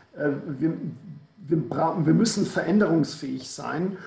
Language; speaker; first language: German; native; German